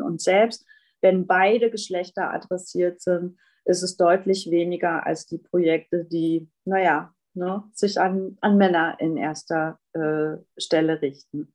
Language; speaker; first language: German; native; German